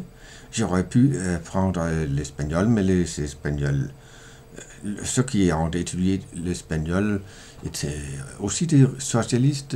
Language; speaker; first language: French; non-native, fluent; Danish